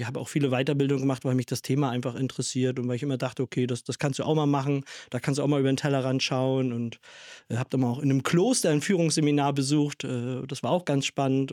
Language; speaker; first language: German; native; German